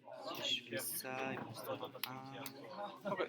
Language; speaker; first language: French; native; French